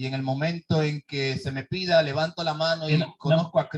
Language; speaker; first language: Spanish; native; Spanish